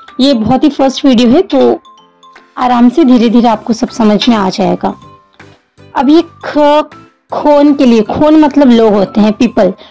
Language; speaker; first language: Hindi; native; Hindi